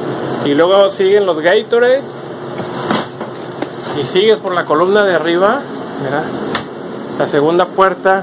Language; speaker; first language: Spanish; native; Spanish